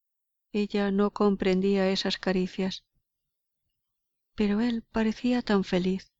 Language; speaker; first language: Spanish; native; Spanish